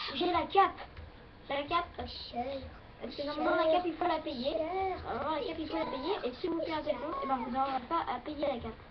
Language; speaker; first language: French; native; French